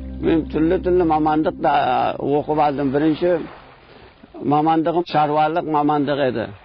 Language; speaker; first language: Kazakh; early bilingual, heritage; Kazakh